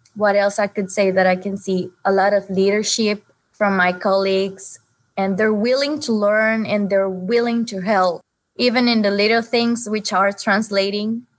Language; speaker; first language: English; non-native, fluent; Spanish